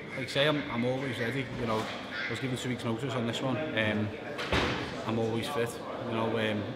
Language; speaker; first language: English; native; English